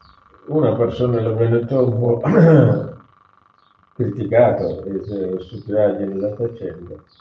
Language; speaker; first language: Italian; non-native, learner; Hindi